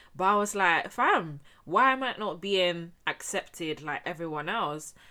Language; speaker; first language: English; early bilingual, heritage; Spanish